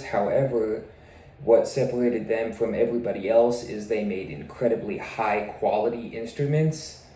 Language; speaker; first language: English; native; English